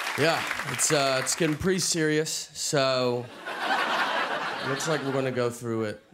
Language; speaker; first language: English; native; English